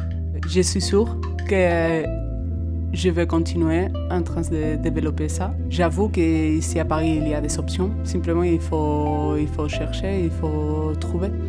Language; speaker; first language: French; non-native, fluent; Spanish